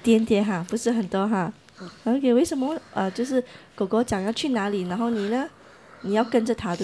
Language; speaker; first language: Chinese; native; Chinese